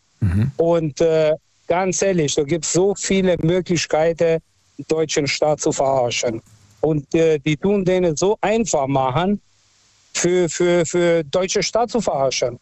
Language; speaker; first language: German; non-native, fluent; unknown